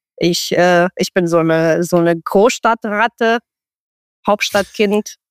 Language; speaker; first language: German; non-native, fluent; Romanian